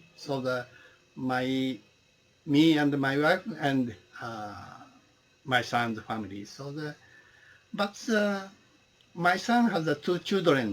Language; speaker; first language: English; non-native, learner; Japanese